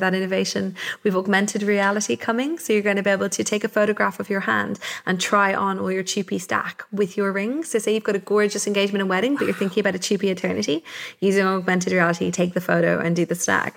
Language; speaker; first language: English; native; English